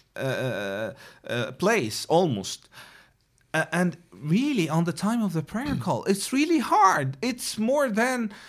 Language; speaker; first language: English; non-native, fluent; Arabic